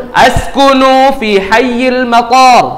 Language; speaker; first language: Arabic; non-native, learner; Indonesian